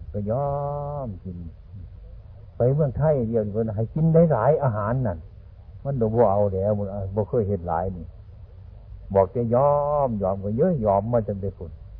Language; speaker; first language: Thai; non-native, local second language; Northeastern Thai